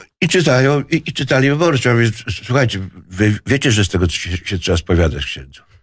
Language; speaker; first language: Polish; native; Polish